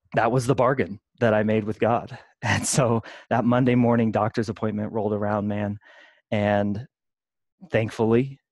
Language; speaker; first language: English; native; English